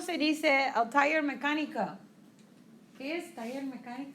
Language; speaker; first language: Spanish; non-native, fluent; English